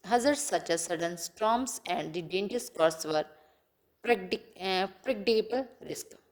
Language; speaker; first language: English; non-native, local second language; Punjabi